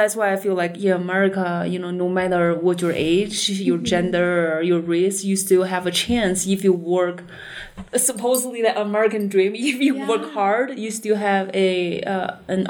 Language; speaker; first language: English; non-native, fluent; Chinese